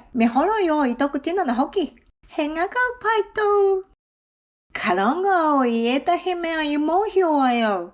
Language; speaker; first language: Māori; non-native, fluent; Japanese